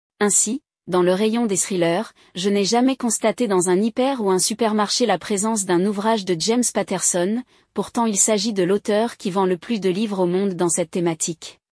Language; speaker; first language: French; native; French